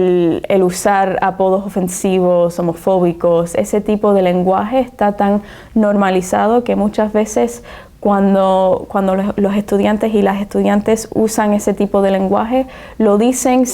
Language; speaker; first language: Spanish; early bilingual, heritage; Spanish